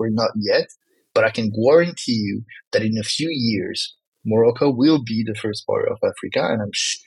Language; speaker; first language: English; non-native, fluent; French